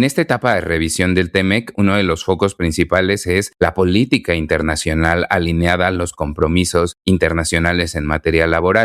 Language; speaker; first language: Spanish; native; Spanish